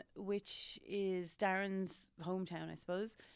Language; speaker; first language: English; native; English